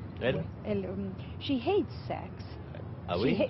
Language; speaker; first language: French; non-native, fluent; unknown